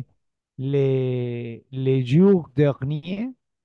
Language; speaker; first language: French; non-native, learner; Spanish